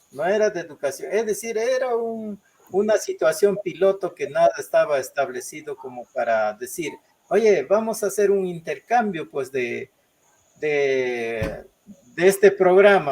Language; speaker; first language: Spanish; non-native, local second language; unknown